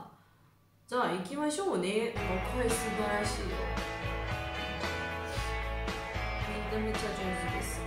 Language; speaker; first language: Japanese; non-native, learner; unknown